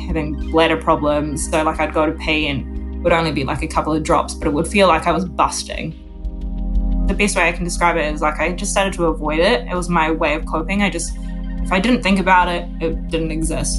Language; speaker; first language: English; native; English